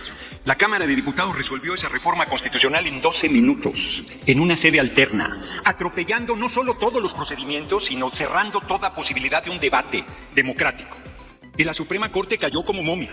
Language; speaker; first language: Spanish; native; Spanish